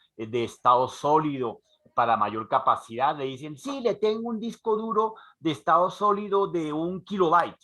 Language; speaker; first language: Spanish; native; Spanish